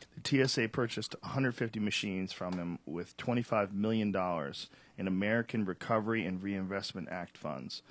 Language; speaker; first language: English; early bilingual, other home language; Italian